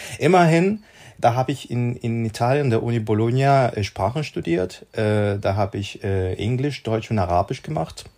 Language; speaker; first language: German; non-native, fluent; Spanish